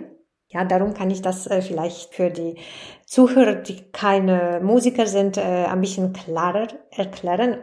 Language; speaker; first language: German; non-native, fluent; Polish